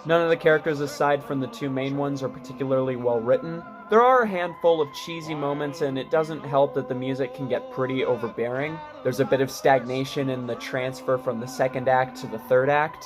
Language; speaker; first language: English; native; English